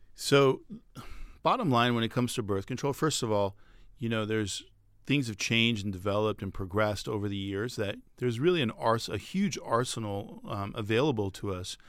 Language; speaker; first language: English; early bilingual, other home language; French